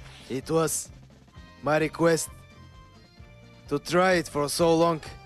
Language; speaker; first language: English; non-native, learner; Bulgarian